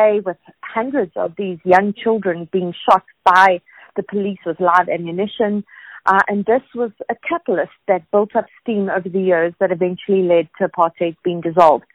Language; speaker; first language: English; native; English